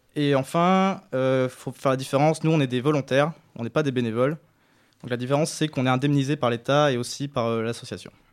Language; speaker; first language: French; native; French